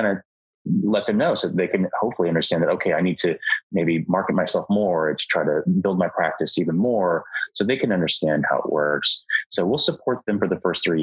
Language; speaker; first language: English; native; English